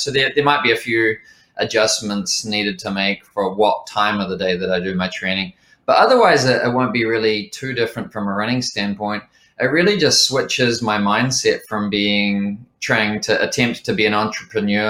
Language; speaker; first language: English; native; English